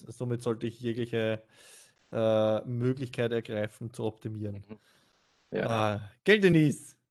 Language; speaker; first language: German; native; German